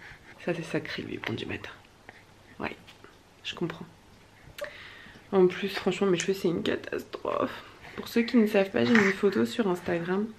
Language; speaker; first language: French; native; French